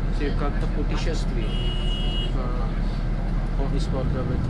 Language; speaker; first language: Russian; non-native, learner; Urdu